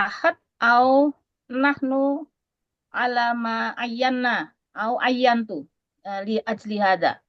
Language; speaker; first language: Arabic; non-native, fluent; Indonesian